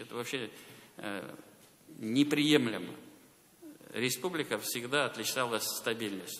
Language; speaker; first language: Russian; native; Russian